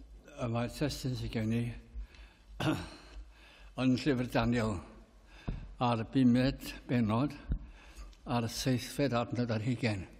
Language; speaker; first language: Welsh; native; Welsh